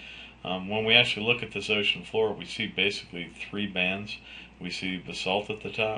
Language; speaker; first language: English; native; English